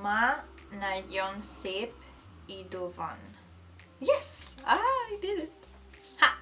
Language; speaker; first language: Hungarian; non-native, learner; Italian